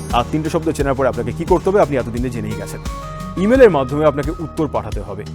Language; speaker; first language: Bangla; native; Bangla